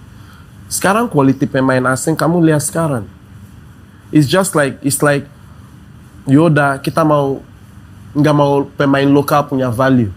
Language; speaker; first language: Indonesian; non-native, fluent; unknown